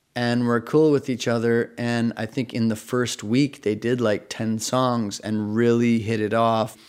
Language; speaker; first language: English; native; English